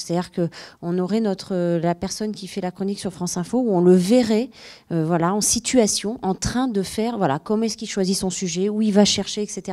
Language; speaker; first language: French; native; French